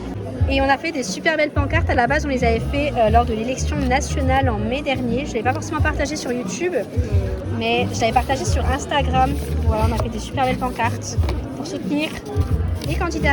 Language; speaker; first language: French; native; French